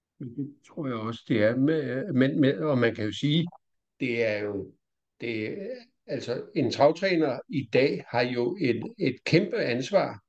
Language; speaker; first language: Danish; native; Danish